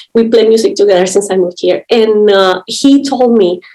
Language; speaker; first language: English; non-native, fluent; Spanish